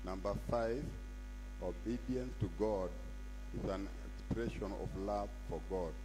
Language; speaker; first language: English; non-native, local second language; Swahili